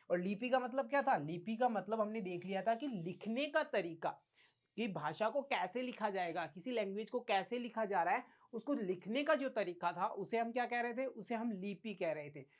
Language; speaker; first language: Hindi; native; Hindi